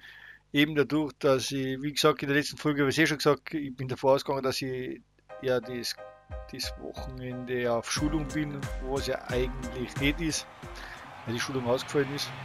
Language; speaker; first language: German; native; German